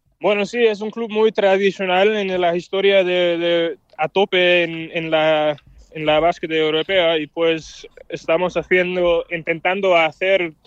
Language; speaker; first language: Spanish; non-native, fluent; Danish